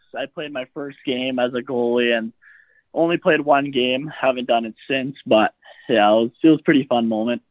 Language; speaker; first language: English; native; English